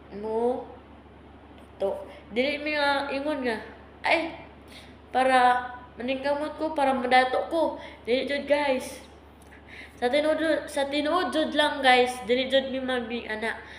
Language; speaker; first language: Cebuano; non-native, local second language; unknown